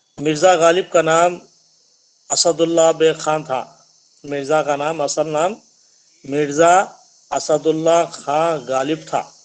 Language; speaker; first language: Urdu; native; Urdu